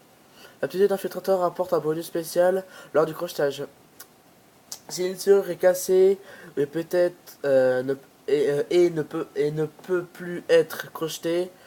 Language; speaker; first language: French; native; French